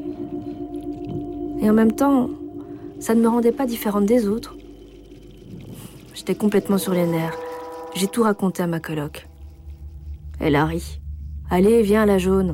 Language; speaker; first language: French; native; French